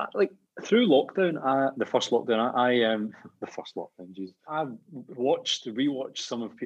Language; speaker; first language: English; native; English